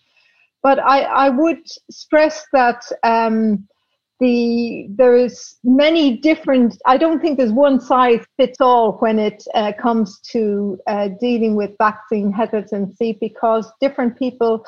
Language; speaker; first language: English; native; English